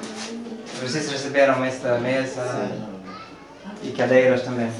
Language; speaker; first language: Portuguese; non-native, learner; Swedish